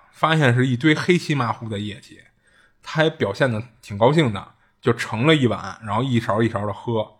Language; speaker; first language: Chinese; native; Chinese